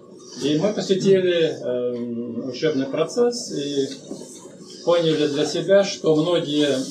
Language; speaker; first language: Russian; native; Russian